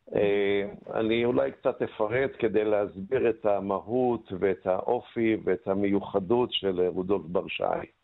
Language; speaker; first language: Hebrew; native; Hebrew